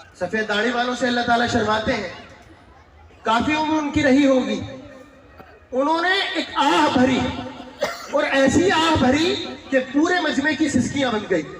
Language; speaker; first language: Urdu; native; Urdu